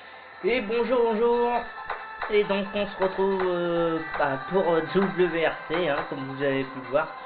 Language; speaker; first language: French; native; French